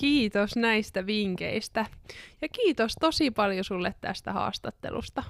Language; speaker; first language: Finnish; native; Finnish